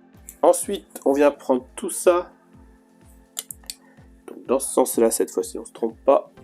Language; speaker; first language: French; native; French